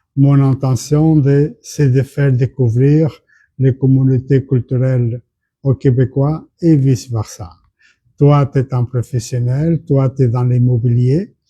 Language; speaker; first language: French; non-native, fluent; Portuguese